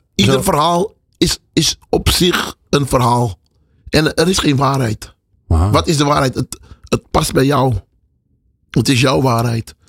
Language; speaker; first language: Dutch; native; Dutch